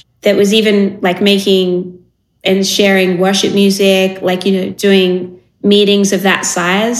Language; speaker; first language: English; native; English